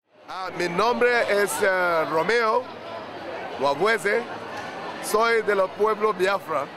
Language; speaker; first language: Spanish; non-native, learner; Igbo